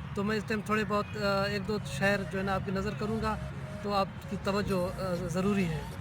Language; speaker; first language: Urdu; non-native, local second language; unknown